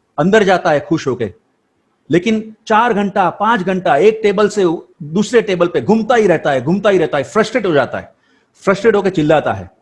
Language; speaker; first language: Hindi; non-native, local second language; Gujarati